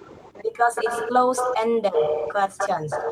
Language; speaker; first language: English; non-native, fluent; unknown